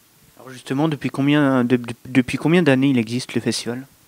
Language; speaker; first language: French; native; French